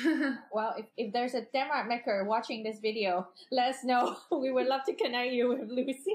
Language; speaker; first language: English; non-native, local second language; Cantonese